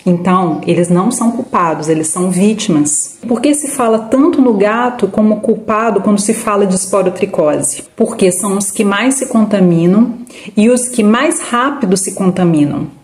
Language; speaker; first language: Portuguese; native; Portuguese